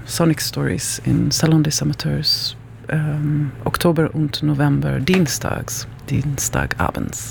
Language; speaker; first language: German; non-native, learner; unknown